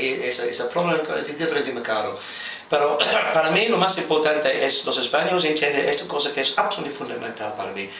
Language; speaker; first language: Spanish; non-native, fluent; English